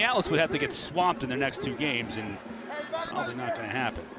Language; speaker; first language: English; native; English